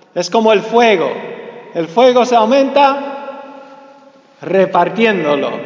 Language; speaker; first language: Spanish; early bilingual, heritage; Spanish